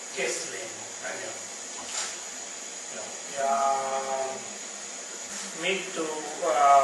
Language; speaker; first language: Estonian; non-native, learner; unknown